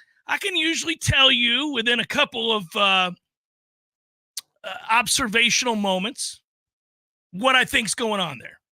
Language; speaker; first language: English; native; English